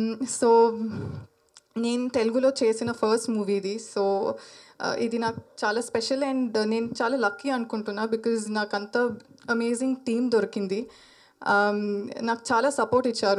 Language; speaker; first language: Telugu; non-native, learner; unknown